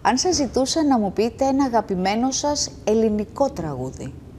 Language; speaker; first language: Greek; native; Greek